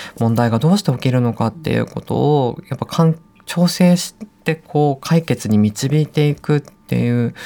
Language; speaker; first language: Japanese; native; Japanese